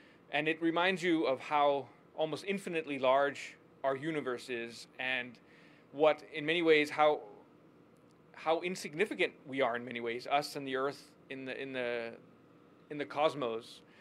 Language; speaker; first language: English; non-native, fluent; Danish